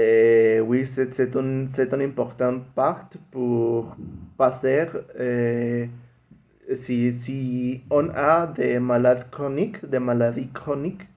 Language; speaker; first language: French; non-native, learner; Spanish